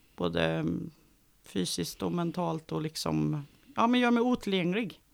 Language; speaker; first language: Swedish; native; Swedish